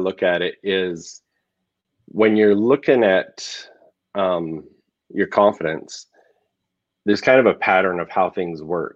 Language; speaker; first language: English; native; English